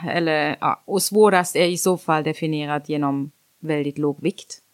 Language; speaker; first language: Swedish; non-native, fluent; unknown